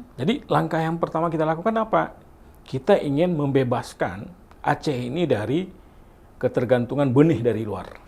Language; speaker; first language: Indonesian; non-native, local second language; Achinese